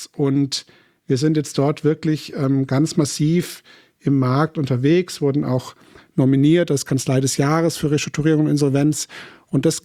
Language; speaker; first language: German; native; German